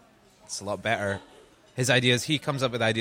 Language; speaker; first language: English; native; English